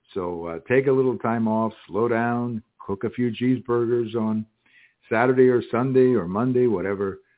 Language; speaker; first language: English; early bilingual, other home language; Spanish